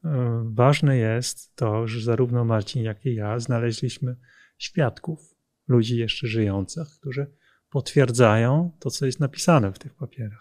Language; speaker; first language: Polish; non-native, fluent; Dutch